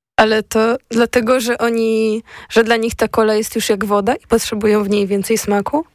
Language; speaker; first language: Polish; native; Polish